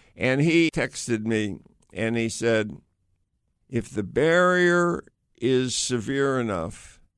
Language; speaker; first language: English; native; English